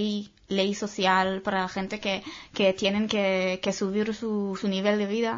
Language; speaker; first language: Spanish; non-native, fluent; Hebrew